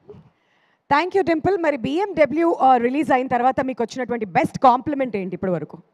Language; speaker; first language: Telugu; native; Telugu